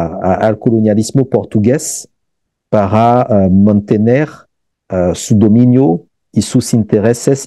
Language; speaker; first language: Spanish; non-native, fluent; French